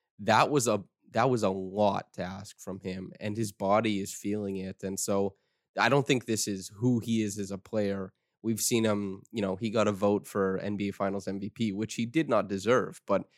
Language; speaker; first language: English; native; English